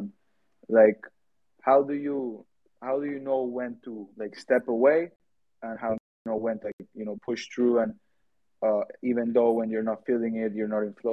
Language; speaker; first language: English; non-native, fluent; Spanish